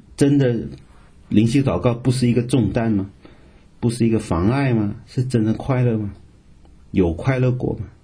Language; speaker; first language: Chinese; native; Chinese